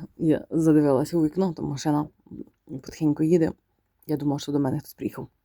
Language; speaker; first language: Ukrainian; non-native, local second language; Russian